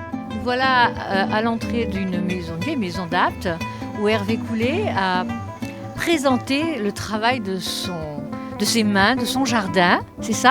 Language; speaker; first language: French; native; French